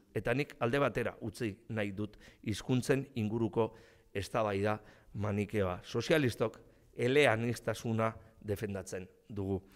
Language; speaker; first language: Basque; non-native, local second language; Spanish